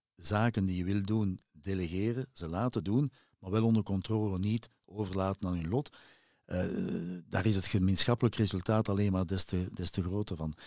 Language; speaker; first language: Dutch; native; Dutch